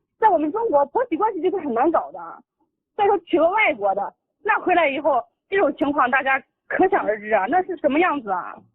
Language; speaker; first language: Chinese; native; Chinese